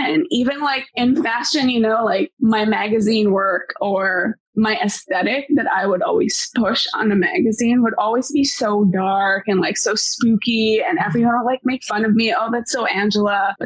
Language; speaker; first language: English; non-native, local second language; Hiligaynon